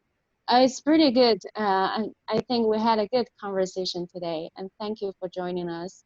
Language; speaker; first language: English; non-native, fluent; Chinese